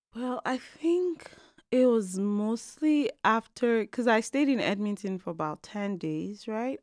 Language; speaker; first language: English; non-native, local second language; Igbo